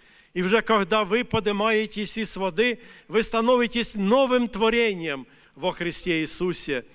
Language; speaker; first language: Russian; native; Russian